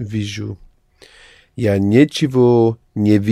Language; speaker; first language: Russian; non-native, learner; English